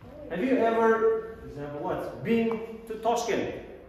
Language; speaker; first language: English; non-native, fluent; Kazakh